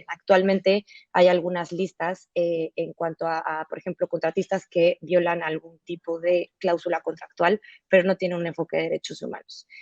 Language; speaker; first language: Spanish; native; Spanish